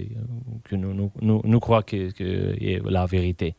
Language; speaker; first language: French; non-native, fluent; Romanian